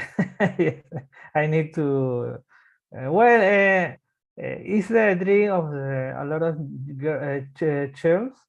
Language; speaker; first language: English; non-native, learner; Spanish